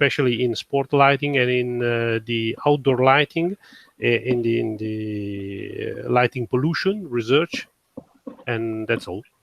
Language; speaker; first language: English; non-native, fluent; Italian